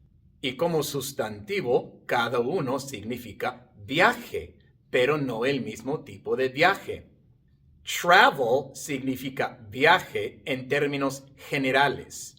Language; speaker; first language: Spanish; non-native, fluent; English